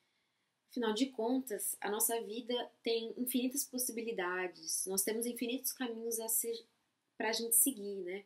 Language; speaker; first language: Portuguese; native; Portuguese